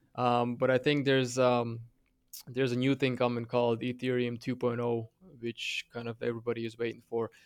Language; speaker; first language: English; non-native, fluent; Latvian